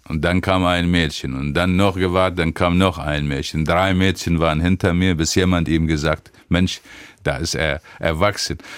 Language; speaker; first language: German; non-native, fluent; Arabic